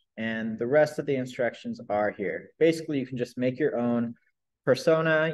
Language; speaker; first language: English; native; English